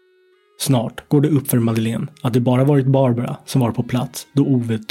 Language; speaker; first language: Swedish; native; Swedish